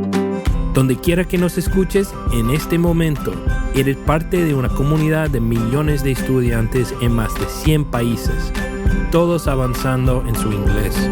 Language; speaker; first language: Spanish; non-native, fluent; English